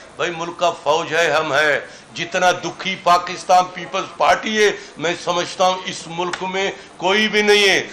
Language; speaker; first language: Urdu; non-native, local second language; Baluchi